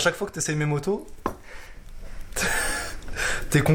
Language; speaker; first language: French; native; French